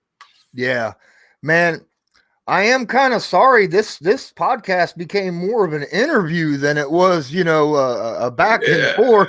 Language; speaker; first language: English; native; English